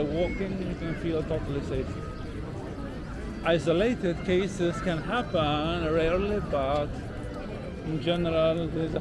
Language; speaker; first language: English; non-native, local second language; Albanian